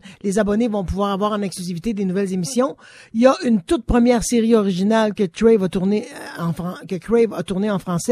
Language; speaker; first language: French; native; French